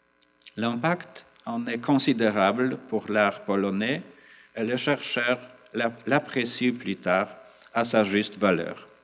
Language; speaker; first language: French; non-native, fluent; Polish